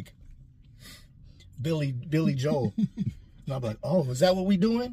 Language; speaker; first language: English; native; English